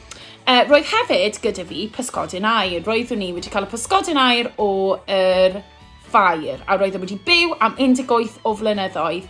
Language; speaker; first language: Welsh; native; Welsh